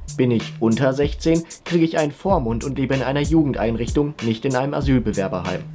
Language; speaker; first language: German; native; German